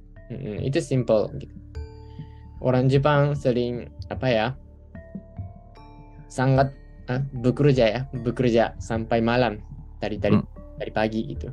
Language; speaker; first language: Indonesian; non-native, fluent; Japanese